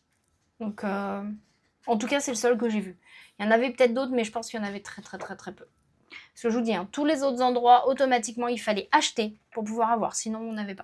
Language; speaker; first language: French; native; French